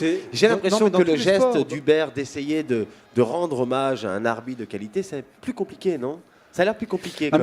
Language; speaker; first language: French; native; French